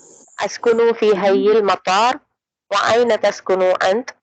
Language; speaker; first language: Arabic; non-native, learner; Tamil